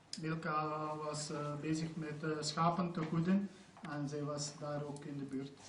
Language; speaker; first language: Dutch; non-native, fluent; Croatian